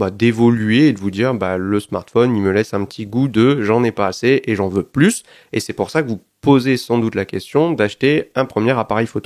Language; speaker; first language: French; native; French